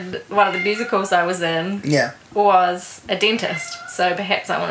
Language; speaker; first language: English; native; English